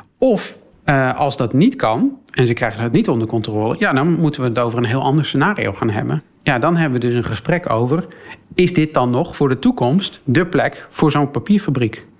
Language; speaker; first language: Dutch; early bilingual, other home language; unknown